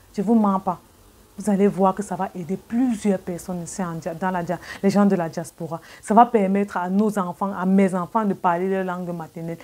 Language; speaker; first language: French; native; French